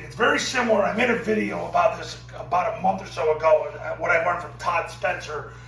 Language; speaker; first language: English; native; English